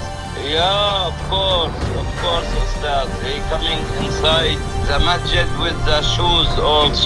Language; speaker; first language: English; non-native, learner; Arabic